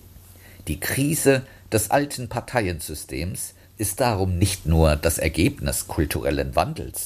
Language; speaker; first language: German; native; German